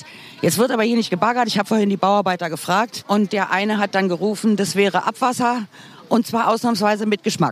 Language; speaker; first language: German; native; German